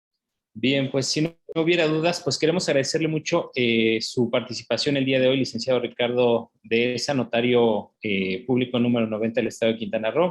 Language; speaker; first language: Spanish; native; Spanish